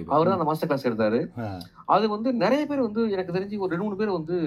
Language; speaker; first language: Tamil; native; Tamil